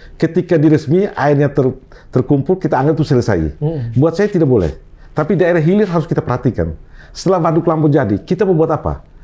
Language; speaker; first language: Indonesian; non-native, local second language; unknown